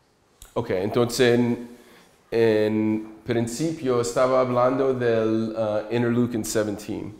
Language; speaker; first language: Spanish; early bilingual, heritage; English